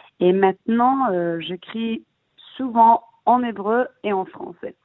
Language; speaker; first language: French; early bilingual, heritage; Hebrew